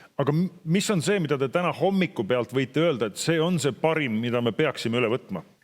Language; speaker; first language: Estonian; native; Estonian